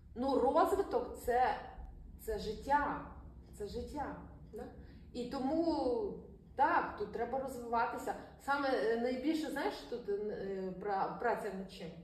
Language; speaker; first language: Ukrainian; non-native, local second language; Russian